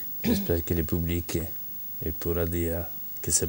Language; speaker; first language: French; non-native, fluent; Italian